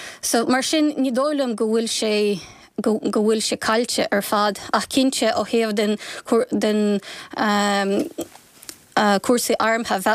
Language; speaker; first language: Irish; non-native, fluent; Ukrainian